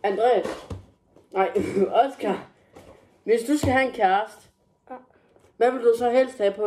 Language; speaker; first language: Danish; native; Danish